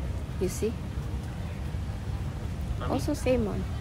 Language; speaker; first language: English; non-native, local second language; Filipino